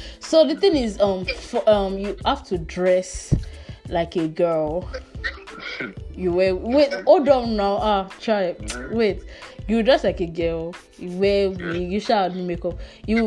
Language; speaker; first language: English; non-native, local second language; Igbo